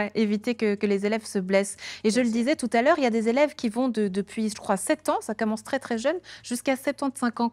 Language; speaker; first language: French; native; French